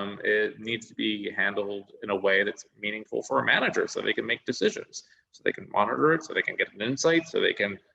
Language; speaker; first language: English; native; English